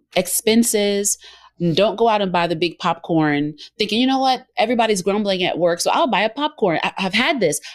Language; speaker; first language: English; native; English